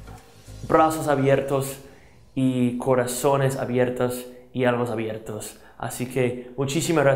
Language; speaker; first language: Spanish; non-native, fluent; English